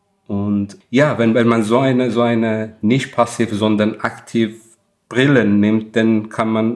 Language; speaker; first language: German; non-native, fluent; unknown